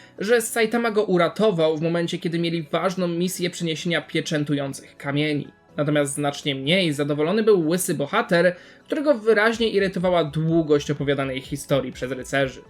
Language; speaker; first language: Polish; native; Polish